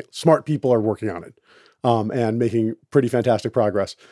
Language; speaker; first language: English; native; English